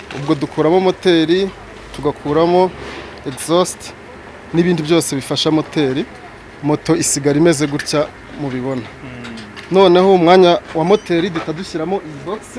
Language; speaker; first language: Kinyarwanda; native; Kinyarwanda